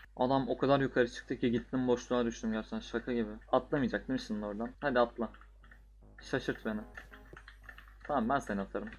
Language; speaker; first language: Turkish; native; Turkish